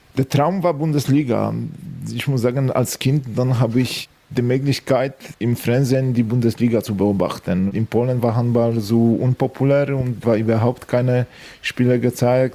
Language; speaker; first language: German; non-native, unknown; Polish